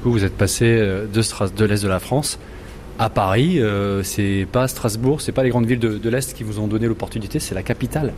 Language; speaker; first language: French; native; French